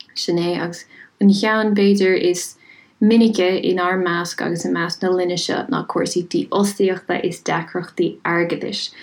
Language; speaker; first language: Irish; native; Irish